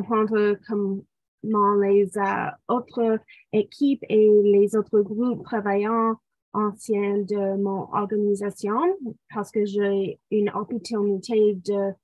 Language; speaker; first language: French; non-native, local second language; English